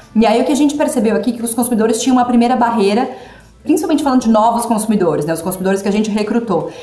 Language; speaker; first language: Portuguese; native; Portuguese